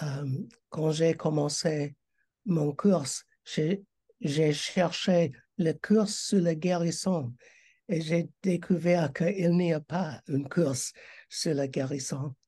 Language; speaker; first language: French; non-native, learner; English